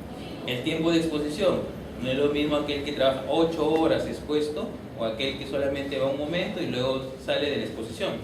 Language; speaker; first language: Spanish; native; Spanish